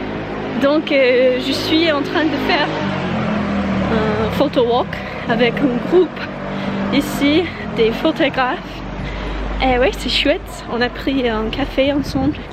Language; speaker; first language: French; non-native, learner; English